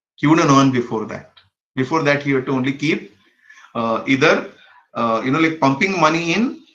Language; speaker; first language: English; non-native, local second language; Konkani